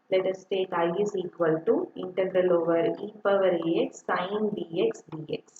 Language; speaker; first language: English; non-native, local second language; Tamil